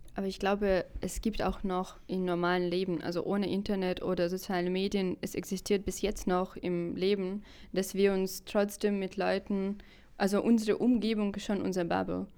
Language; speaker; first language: German; non-native, fluent; Russian